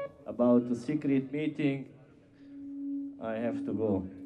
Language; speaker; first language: English; non-native, learner; Hungarian